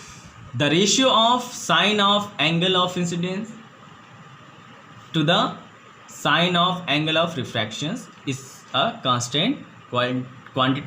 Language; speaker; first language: English; non-native, local second language; Hindi